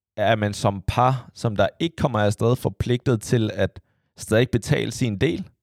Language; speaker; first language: Danish; early bilingual, other home language; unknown